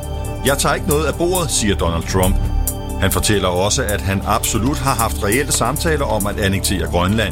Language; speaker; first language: Danish; native; Danish